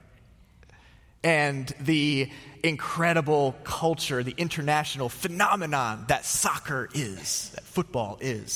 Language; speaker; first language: English; native; English